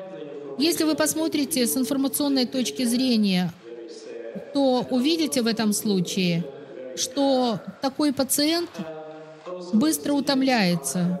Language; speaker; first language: Russian; native; Russian